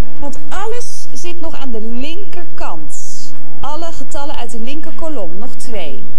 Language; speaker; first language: Dutch; native; Dutch